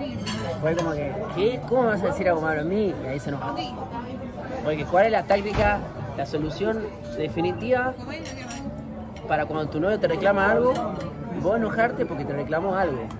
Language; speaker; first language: Spanish; native; Spanish